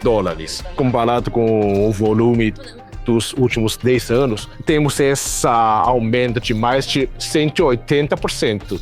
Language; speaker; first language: Portuguese; non-native, fluent; Chinese